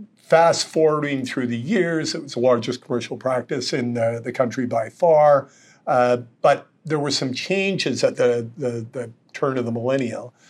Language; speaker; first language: English; native; English